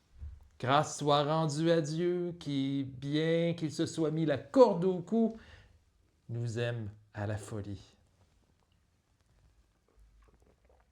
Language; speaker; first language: French; native; French